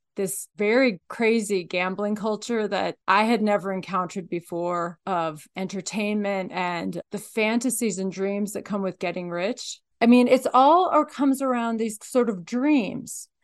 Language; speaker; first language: English; native; English